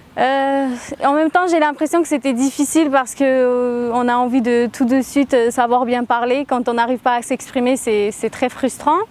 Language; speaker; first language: French; early bilingual, other home language; Armenian